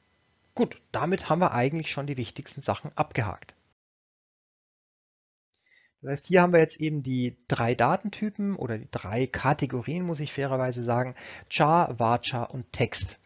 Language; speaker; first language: German; native; German